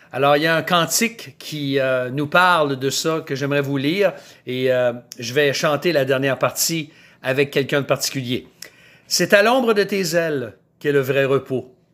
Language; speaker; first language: French; native; French